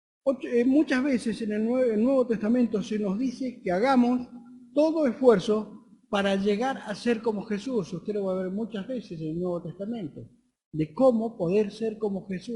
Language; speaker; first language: Spanish; native; Spanish